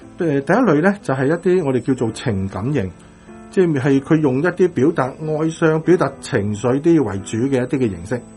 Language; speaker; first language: Chinese; non-native, local second language; Cantonese